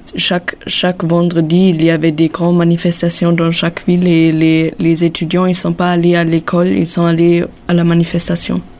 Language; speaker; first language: French; non-native, fluent; German